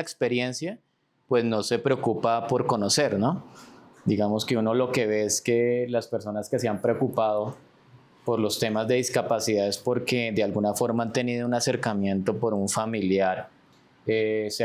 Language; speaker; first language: Spanish; native; Spanish